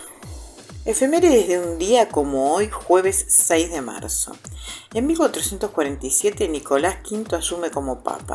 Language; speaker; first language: Spanish; native; Spanish